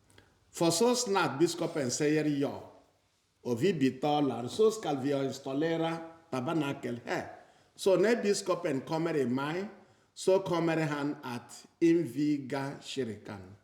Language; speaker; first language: Swedish; non-native, fluent; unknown